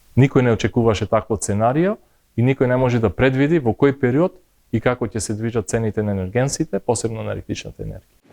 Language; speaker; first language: Macedonian; native; Macedonian